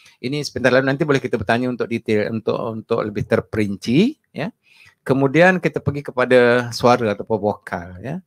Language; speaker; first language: Malay; native; Malay